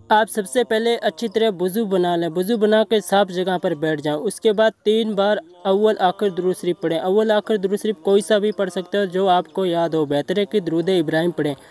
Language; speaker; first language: Urdu; native; Urdu